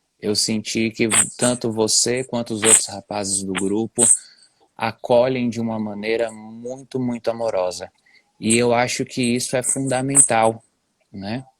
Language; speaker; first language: Portuguese; native; Portuguese